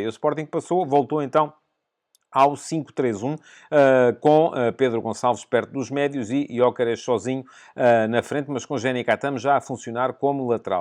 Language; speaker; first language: Portuguese; native; Portuguese